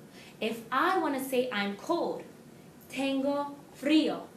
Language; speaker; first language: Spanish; non-native, fluent; English